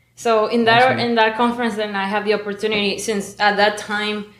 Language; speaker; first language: English; non-native, fluent; Spanish